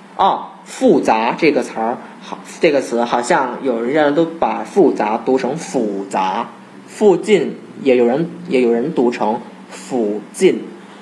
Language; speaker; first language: Chinese; non-native, fluent; Thai